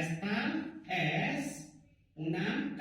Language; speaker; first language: Spanish; non-native, learner; Hindi